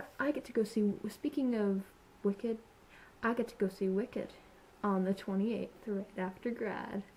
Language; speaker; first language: English; native; English